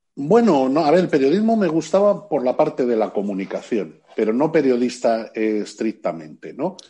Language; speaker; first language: Spanish; native; Spanish